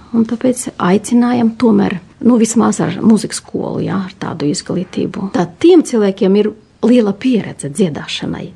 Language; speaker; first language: Latvian; non-native, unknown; Russian